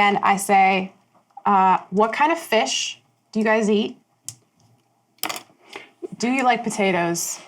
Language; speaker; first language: English; native; English